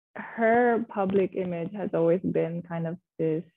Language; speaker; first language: English; non-native, fluent; Indonesian